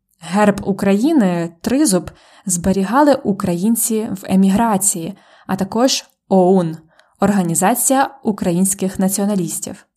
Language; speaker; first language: Ukrainian; native; Ukrainian